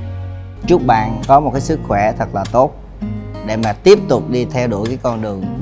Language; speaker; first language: Vietnamese; native; Vietnamese